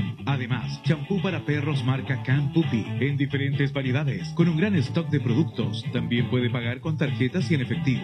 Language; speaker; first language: Spanish; native; Spanish